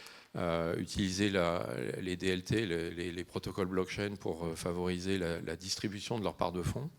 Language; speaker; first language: French; native; French